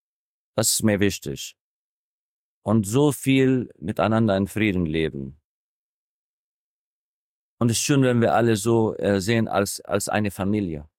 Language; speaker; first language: German; non-native, fluent; Arabic